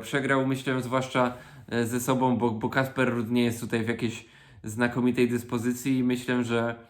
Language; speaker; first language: Polish; native; Polish